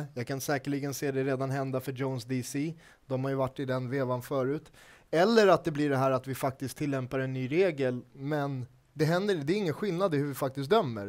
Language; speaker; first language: Swedish; native; Swedish